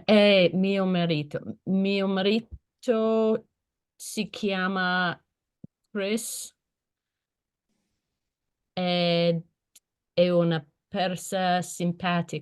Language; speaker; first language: Italian; non-native, learner; English